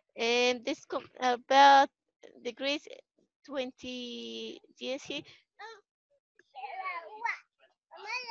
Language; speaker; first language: English; non-native, fluent; Spanish